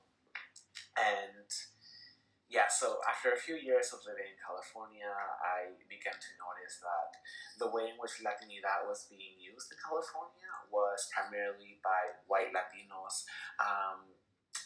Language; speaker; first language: English; early bilingual, other home language; Spanish